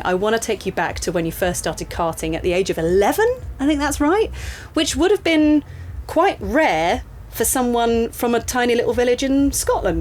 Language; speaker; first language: English; native; English